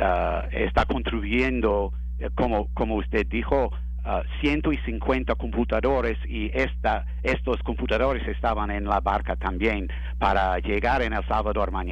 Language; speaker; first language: Spanish; non-native, learner; English